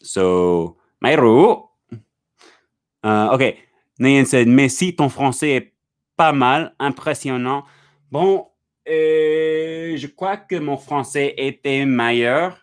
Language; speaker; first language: French; non-native, learner; English